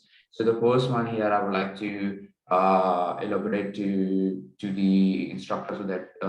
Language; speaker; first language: English; non-native, local second language; Urdu